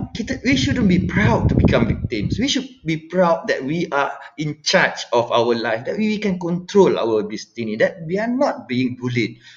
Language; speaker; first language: English; non-native, local second language; Malay